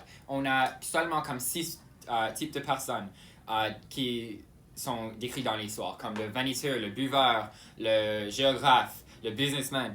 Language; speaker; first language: French; non-native, local second language; English